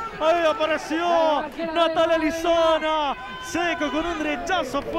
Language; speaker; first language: Spanish; native; Spanish